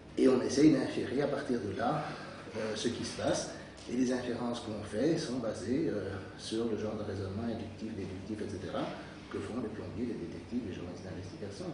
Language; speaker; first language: French; native; French